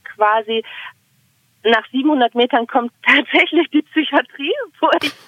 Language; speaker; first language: German; native; German